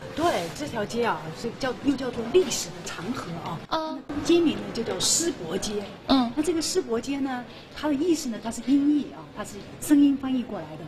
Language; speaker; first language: Chinese; native; Chinese